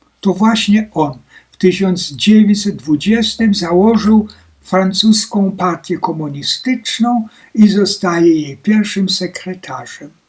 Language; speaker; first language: Polish; native; Polish